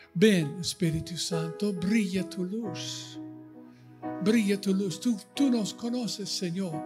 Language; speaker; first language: Spanish; non-native, fluent; English